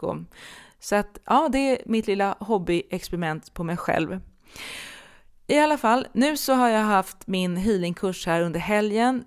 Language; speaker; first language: Swedish; native; Swedish